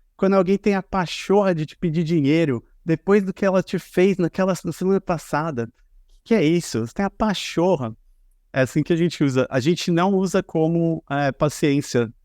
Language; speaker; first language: Portuguese; native; Portuguese